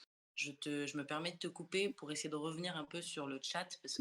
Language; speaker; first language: French; non-native, local second language; Comorian